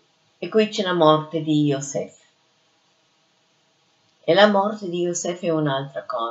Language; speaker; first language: Italian; non-native, fluent; English